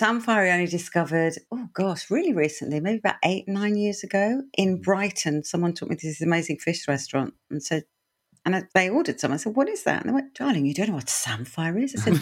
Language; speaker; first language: English; native; English